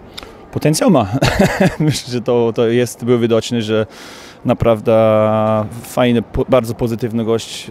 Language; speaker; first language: Polish; non-native, fluent; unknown